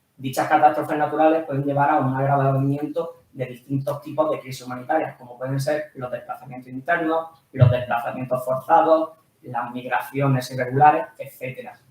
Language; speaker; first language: Spanish; native; Spanish